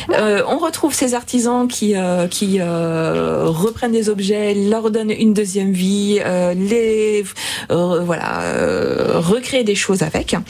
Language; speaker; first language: French; native; French